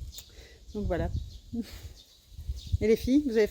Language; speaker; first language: French; native; French